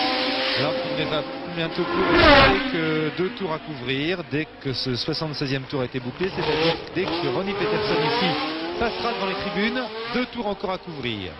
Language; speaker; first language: French; native; French